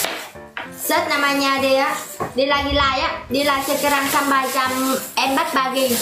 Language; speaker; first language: Indonesian; non-native, learner; Vietnamese